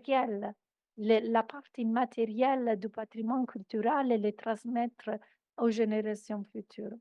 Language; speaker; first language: French; non-native, fluent; Italian